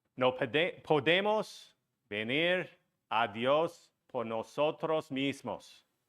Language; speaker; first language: Spanish; non-native, learner; English